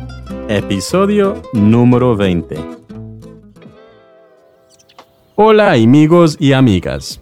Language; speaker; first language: Spanish; non-native, fluent; English